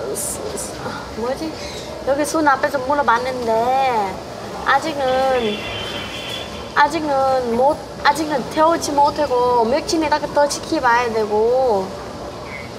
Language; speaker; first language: Korean; non-native, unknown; Vietnamese